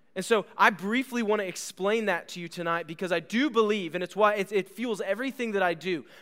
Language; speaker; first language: English; native; English